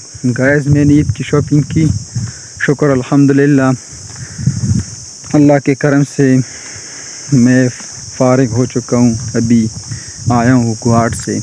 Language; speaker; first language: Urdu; non-native, local second language; Pashto